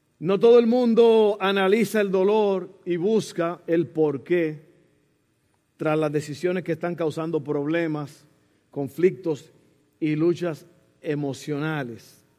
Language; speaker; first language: Spanish; early bilingual, heritage; Spanish